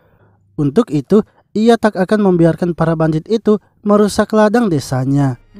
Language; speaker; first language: Indonesian; native; Indonesian